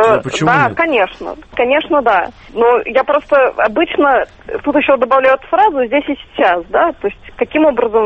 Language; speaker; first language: Russian; native; Russian